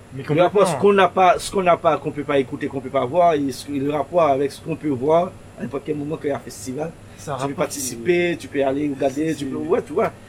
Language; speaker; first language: French; native; French